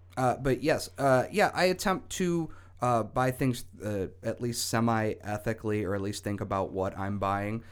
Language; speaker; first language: English; native; English